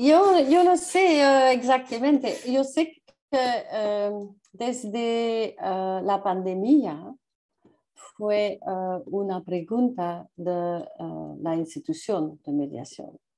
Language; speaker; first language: Spanish; non-native, learner; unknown